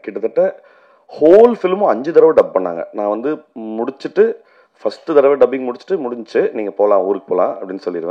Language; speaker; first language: Tamil; native; Tamil